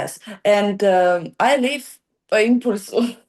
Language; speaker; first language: English; non-native, learner; Ukrainian